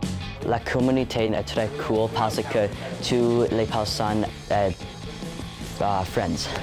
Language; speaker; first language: French; non-native, local second language; English